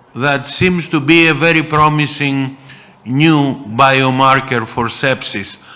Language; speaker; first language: English; non-native, fluent; Greek